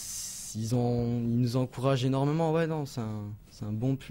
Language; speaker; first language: French; native; French